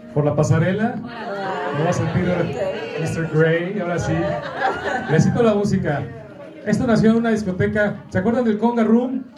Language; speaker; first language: Spanish; native; Spanish